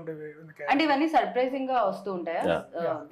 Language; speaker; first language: Telugu; native; Telugu